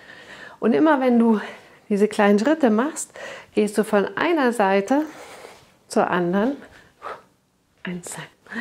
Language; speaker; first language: German; native; German